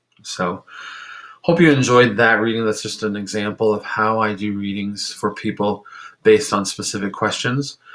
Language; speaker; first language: English; native; English